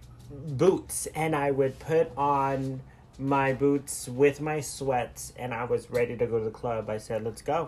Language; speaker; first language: English; early bilingual, other home language; Spanish